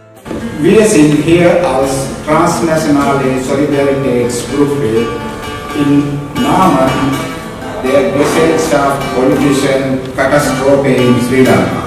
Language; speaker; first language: German; non-native, learner; Sinhala